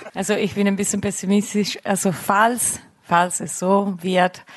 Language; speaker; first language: German; non-native, fluent; Ukrainian